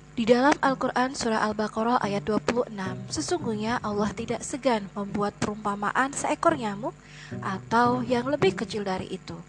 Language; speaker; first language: Indonesian; native; Indonesian